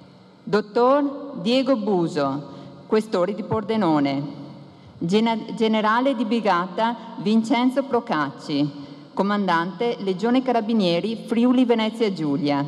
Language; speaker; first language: Italian; native; Italian